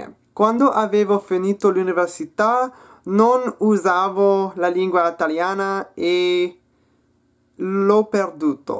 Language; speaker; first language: Italian; non-native, learner; English